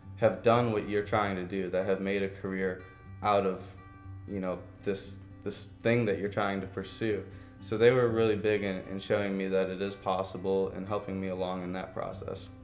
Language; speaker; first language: English; native; English